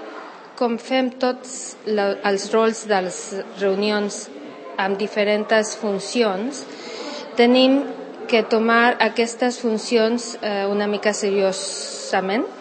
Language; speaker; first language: Catalan; non-native, local second language; Spanish